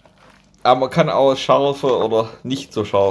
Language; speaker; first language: German; native; German